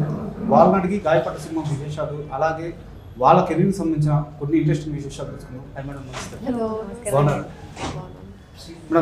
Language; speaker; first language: Telugu; native; Telugu